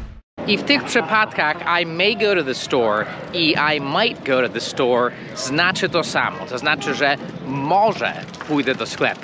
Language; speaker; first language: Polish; non-native, fluent; English